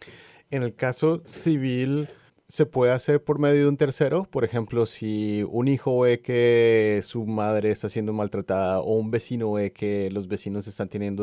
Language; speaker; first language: Spanish; native; Spanish